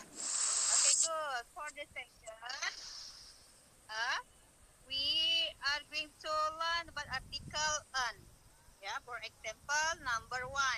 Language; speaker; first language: English; non-native, learner; Indonesian